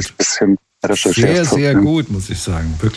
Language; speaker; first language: German; native; German